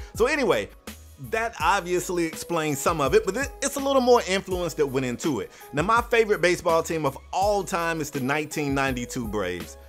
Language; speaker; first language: English; native; English